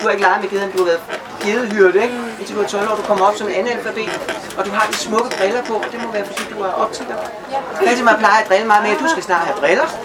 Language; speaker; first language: Danish; native; Danish